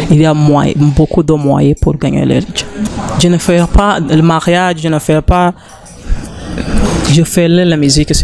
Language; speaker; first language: French; non-native, learner; Rundi